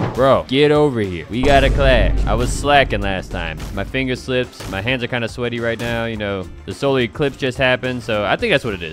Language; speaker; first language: English; native; English